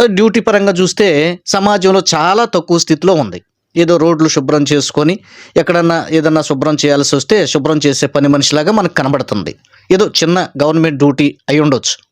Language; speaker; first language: Telugu; native; Telugu